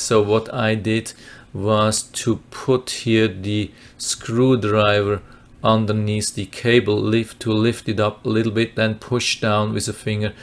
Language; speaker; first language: English; non-native, fluent; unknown